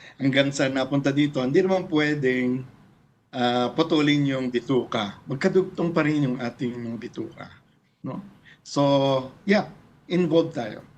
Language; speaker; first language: Filipino; native; Filipino